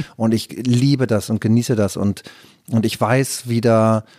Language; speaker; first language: German; native; German